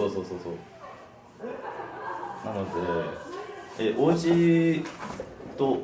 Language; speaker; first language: Japanese; native; Japanese